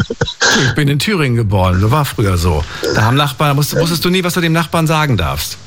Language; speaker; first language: German; native; German